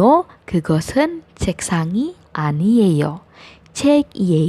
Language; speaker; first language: Korean; non-native, fluent; Indonesian